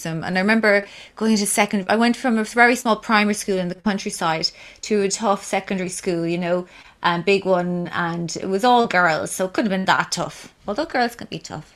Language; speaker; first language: English; native; English